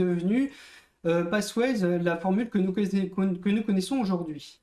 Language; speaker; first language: French; native; French